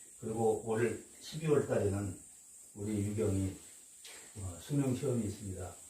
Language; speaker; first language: Korean; native; Korean